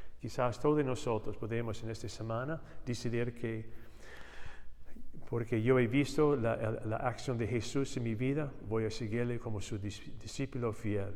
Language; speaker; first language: Spanish; non-native, learner; English